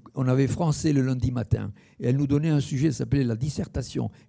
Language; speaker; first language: French; native; French